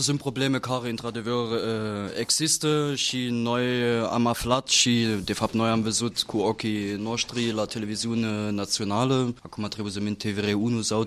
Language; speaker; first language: Romanian; non-native, fluent; German